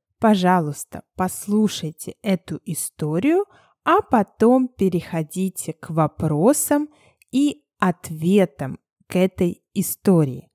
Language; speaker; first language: Russian; native; Russian